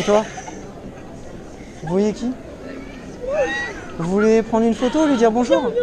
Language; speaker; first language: French; native; French